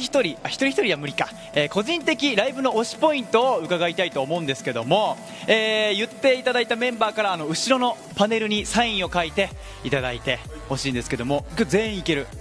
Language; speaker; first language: Japanese; native; Japanese